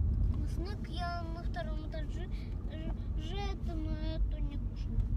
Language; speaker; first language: Russian; early bilingual, heritage; Russian